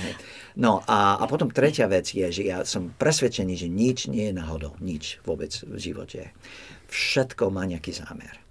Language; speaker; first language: Slovak; non-native, fluent; English